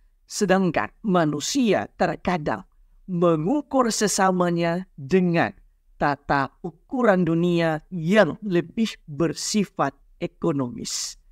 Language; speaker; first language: Indonesian; native; Indonesian